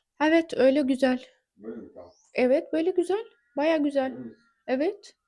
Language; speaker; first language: Turkish; non-native, fluent; Ukrainian